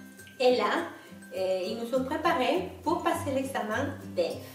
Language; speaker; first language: French; non-native, fluent; Spanish